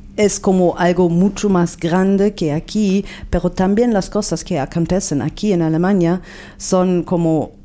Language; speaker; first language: Spanish; non-native, fluent; German